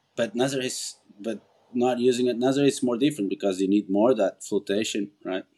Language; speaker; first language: English; non-native, fluent; Portuguese